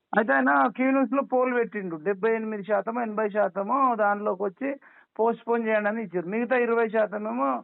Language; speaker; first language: Telugu; native; Telugu